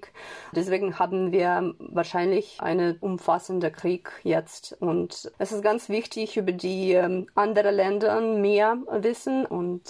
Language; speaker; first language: German; non-native, fluent; Ukrainian